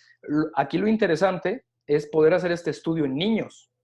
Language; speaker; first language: Spanish; native; Spanish